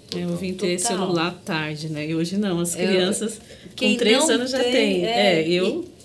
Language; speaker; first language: Portuguese; native; Portuguese